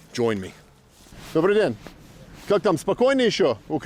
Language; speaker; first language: Russian; non-native, learner; English